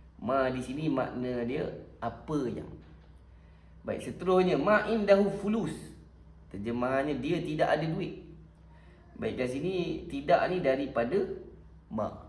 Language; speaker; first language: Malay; native; Malay